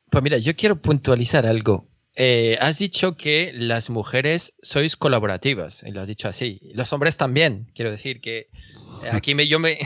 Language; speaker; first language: Spanish; non-native, fluent; French